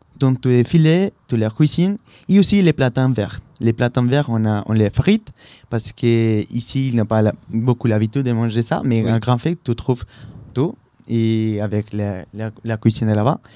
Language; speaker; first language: French; non-native, learner; Spanish